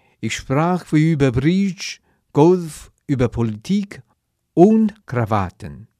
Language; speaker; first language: German; non-native, fluent; Chinese